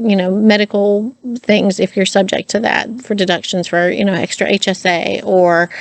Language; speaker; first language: English; native; English